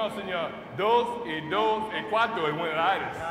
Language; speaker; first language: Spanish; non-native, learner; English